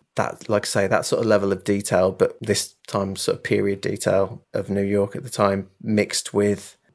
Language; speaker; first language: English; native; English